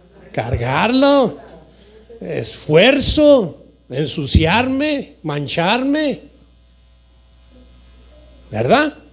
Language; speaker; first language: Spanish; native; Spanish